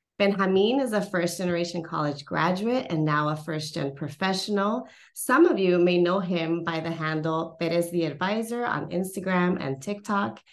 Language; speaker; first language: English; early bilingual, other home language; Spanish